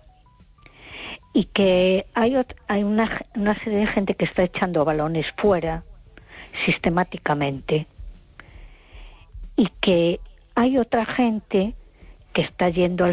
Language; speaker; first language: Spanish; native; Spanish